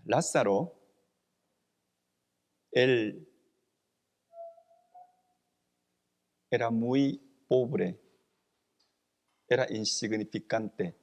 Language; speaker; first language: Spanish; non-native, fluent; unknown